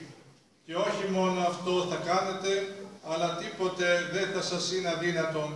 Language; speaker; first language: Greek; native; Greek